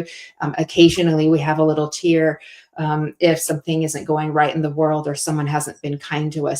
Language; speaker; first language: English; native; English